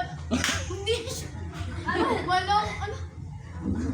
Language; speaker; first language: Filipino; non-native, local second language; Cebuano